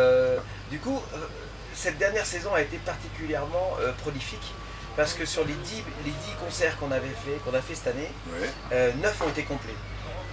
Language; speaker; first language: French; native; French